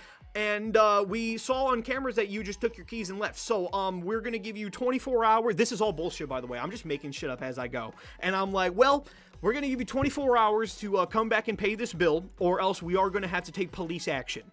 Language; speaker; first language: English; native; English